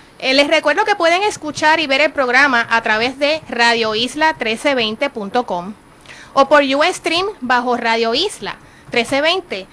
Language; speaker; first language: Spanish; native; Spanish